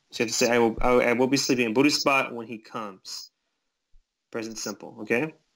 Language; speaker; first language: English; native; English